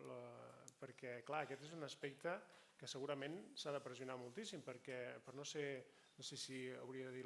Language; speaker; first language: Catalan; native; Catalan